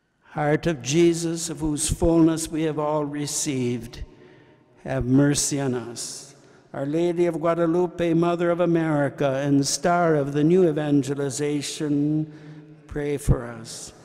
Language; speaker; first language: English; native; English